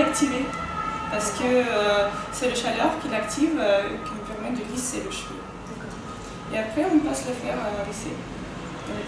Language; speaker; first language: French; non-native, fluent; Russian